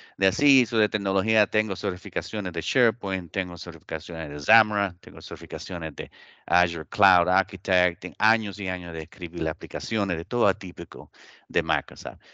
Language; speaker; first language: Spanish; early bilingual, heritage; Spanish